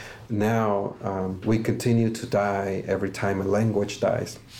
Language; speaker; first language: English; early bilingual, other home language; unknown